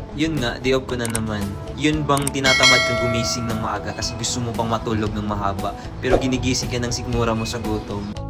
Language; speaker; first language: Filipino; non-native, local second language; Cebuano